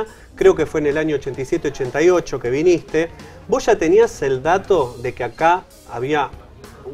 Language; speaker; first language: Spanish; native; Spanish